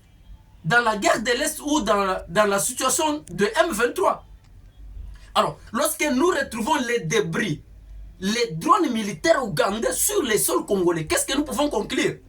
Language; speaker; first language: French; non-native, local second language; Lingala